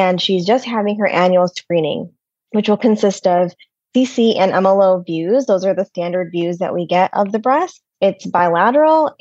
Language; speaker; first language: English; native; English